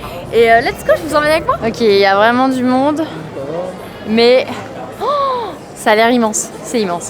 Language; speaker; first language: French; native; French